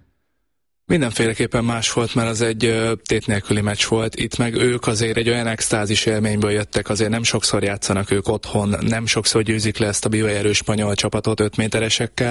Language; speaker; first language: Hungarian; native; Hungarian